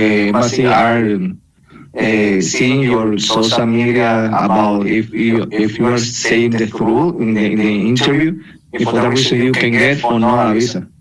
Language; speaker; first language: English; non-native, learner; Spanish